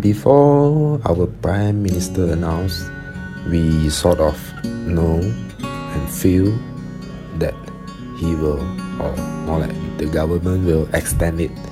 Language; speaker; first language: English; non-native, local second language; Chinese